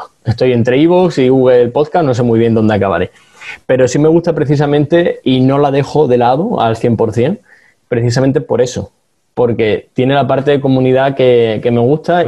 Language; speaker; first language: Spanish; native; Spanish